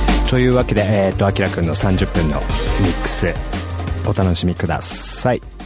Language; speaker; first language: Japanese; native; Japanese